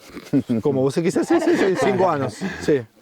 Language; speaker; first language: Portuguese; non-native, learner; Spanish